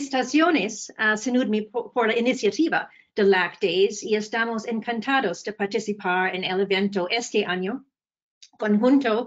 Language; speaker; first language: Spanish; non-native, fluent; English